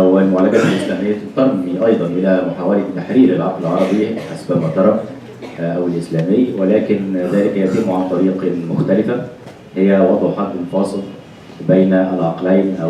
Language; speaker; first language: Arabic; native; Arabic